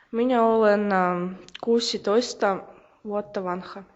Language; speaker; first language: Finnish; non-native, learner; Russian